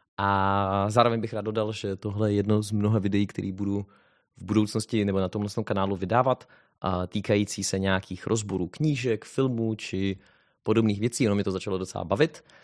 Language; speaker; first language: Czech; native; Czech